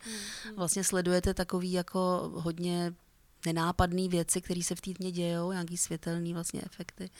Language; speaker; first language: Czech; native; Czech